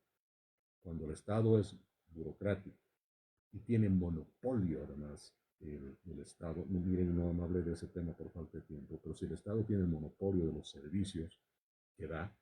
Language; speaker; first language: Spanish; native; Spanish